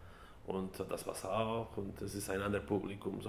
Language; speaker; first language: German; non-native, fluent; Catalan